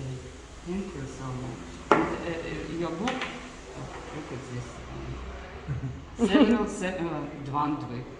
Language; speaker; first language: English; non-native, learner; Russian